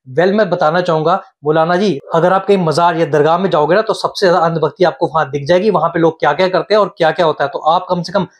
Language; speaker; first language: Hindi; native; Hindi